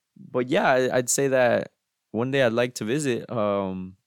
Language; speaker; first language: English; native; English